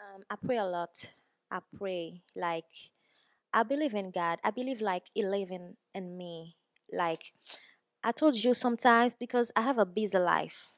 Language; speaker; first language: English; non-native, learner; Haitian Creole